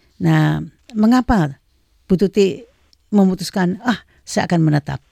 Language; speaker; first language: Indonesian; native; Indonesian